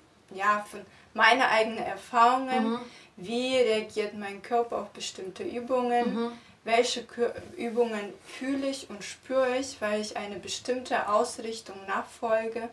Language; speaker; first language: German; non-native, fluent; Russian